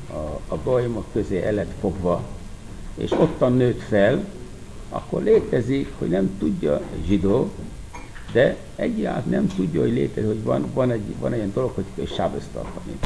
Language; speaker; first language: Hungarian; non-native, fluent; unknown